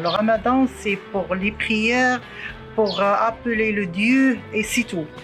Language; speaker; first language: French; non-native, local second language; Arabic